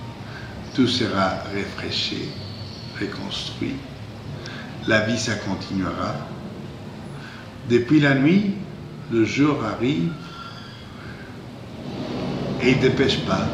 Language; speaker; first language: French; non-native, fluent; Spanish